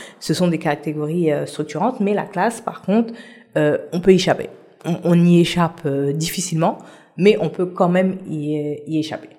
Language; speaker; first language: French; non-native, local second language; Haitian Creole